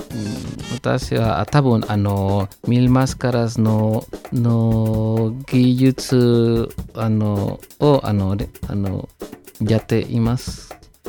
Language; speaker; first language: Japanese; non-native, learner; Spanish